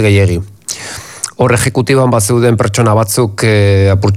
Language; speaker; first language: Basque; native; Basque